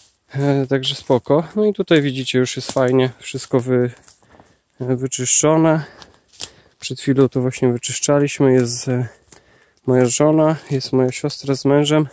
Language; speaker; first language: Polish; native; Polish